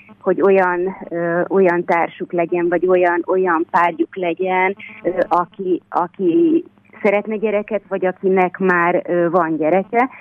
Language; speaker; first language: Hungarian; native; Hungarian